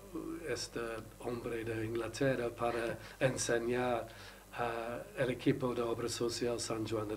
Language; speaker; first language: Spanish; non-native, learner; English